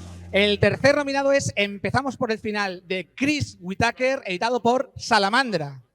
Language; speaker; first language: Spanish; native; Spanish